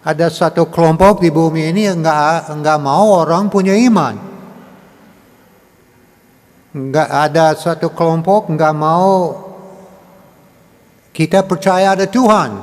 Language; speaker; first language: Indonesian; non-native, learner; English